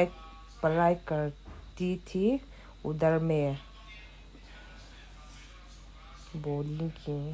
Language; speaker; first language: Hindi; non-native, local second language; Mizo